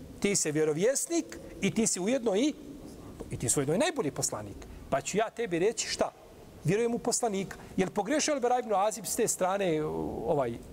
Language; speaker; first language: Bosnian; native; Bosnian